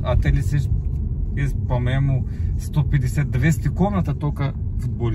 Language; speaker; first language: Russian; non-native, fluent; Turkish